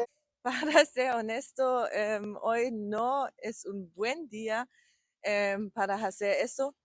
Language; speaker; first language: Spanish; non-native, learner; German